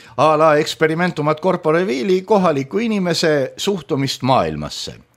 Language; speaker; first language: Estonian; native; Estonian